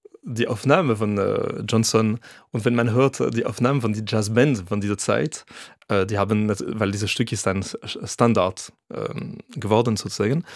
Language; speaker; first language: German; non-native, fluent; French